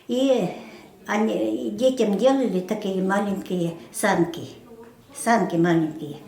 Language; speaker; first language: Russian; non-native, local second language; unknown